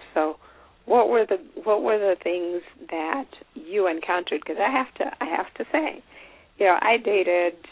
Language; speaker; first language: English; non-native, local second language; Shona